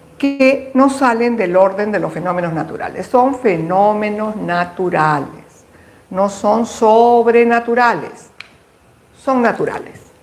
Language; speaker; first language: Spanish; native; Spanish